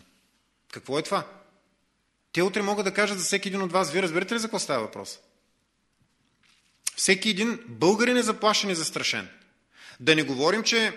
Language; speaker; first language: Bulgarian; native; Bulgarian